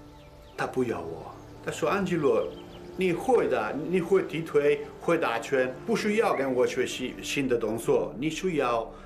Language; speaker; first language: Chinese; non-native, learner; Italian